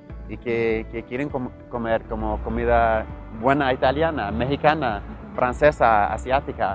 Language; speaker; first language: Spanish; early bilingual, heritage; Spanish